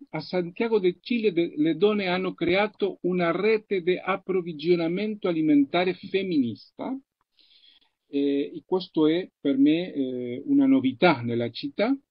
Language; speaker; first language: Italian; non-native, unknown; Spanish